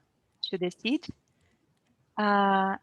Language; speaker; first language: French; non-native, learner; Portuguese